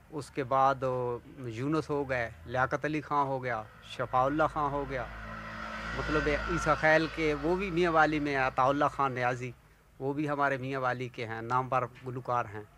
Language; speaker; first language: Urdu; non-native, local second language; Saraiki